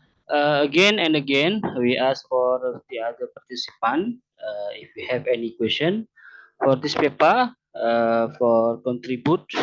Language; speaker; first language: English; non-native, learner; Indonesian